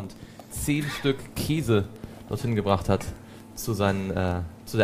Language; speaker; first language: German; native; German